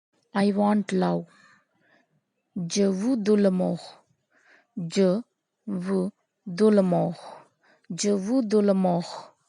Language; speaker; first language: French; non-native, fluent; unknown